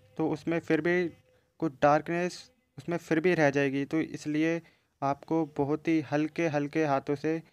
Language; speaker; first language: Hindi; native; Hindi